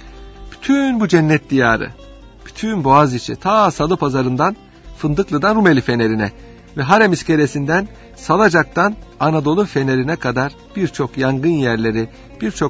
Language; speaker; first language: Turkish; native; Turkish